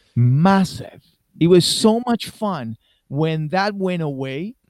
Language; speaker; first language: English; non-native, fluent; Spanish